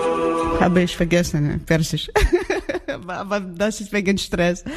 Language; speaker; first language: German; non-native, learner; Ukrainian